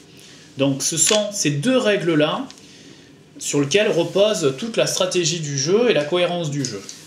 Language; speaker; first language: French; native; French